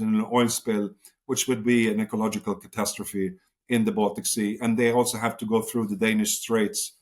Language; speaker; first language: English; non-native, fluent; Swedish